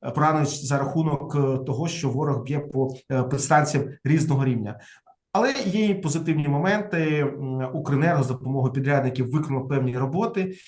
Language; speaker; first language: Ukrainian; native; Ukrainian